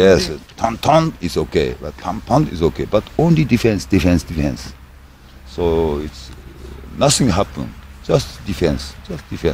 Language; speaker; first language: English; non-native, learner; Japanese